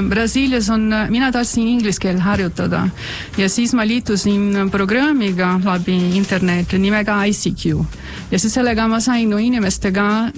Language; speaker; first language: Estonian; non-native, fluent; Portuguese